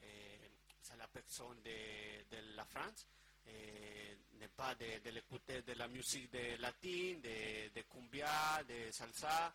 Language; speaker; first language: French; non-native, learner; Spanish